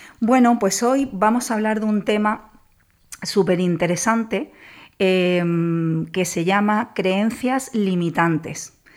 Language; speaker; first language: Spanish; native; Spanish